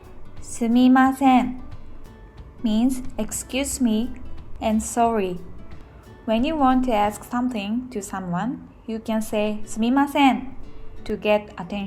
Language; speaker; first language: English; non-native, fluent; Japanese